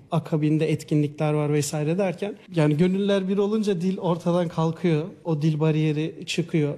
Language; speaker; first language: Turkish; native; Turkish